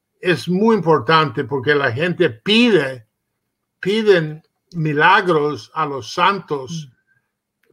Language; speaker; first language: Spanish; early bilingual, heritage; Spanish